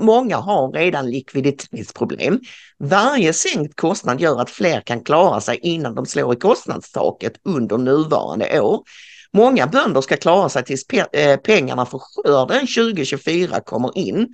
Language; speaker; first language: Swedish; native; Swedish